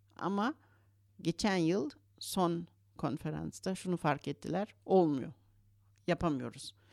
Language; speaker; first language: Turkish; early bilingual, heritage; Turkish